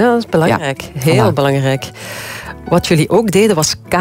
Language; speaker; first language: Dutch; native; Dutch